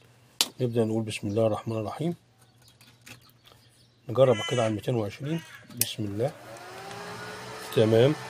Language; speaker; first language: Arabic; native; Arabic